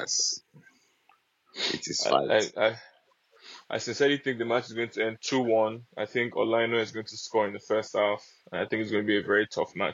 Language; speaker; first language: English; non-native, local second language; Yoruba